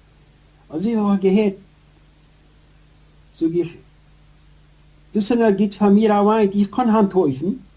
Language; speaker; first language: German; non-native, learner; Yiddish